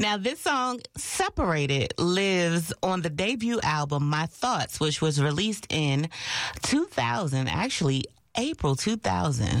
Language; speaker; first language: English; native; English